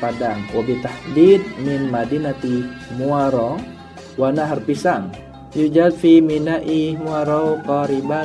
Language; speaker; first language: Arabic; non-native, fluent; Indonesian